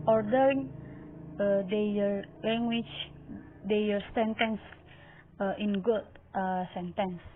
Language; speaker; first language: English; non-native, learner; Indonesian